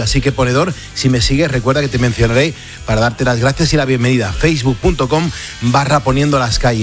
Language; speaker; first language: Spanish; native; Spanish